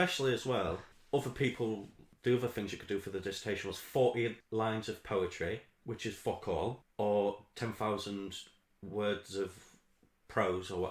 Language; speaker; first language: English; native; English